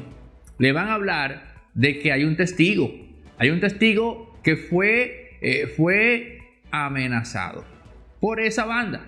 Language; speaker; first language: Spanish; native; Spanish